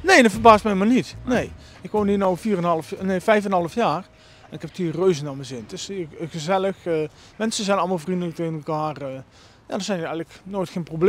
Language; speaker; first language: Dutch; native; Dutch